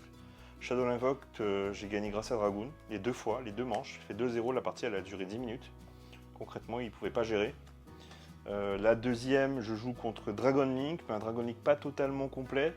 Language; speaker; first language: French; native; French